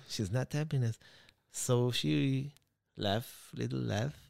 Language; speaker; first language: English; non-native, learner; Hebrew